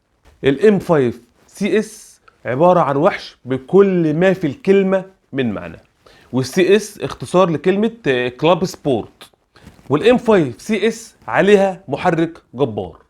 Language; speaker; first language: Arabic; native; Arabic